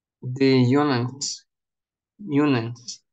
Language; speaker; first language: Dutch; non-native, learner; Russian